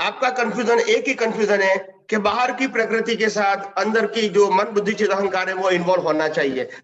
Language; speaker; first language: Hindi; non-native, local second language; Gujarati